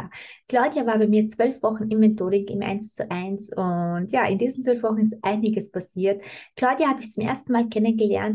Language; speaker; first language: German; native; German